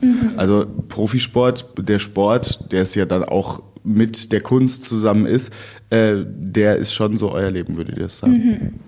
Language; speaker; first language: German; native; German